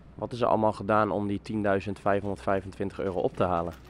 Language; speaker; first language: Dutch; native; Dutch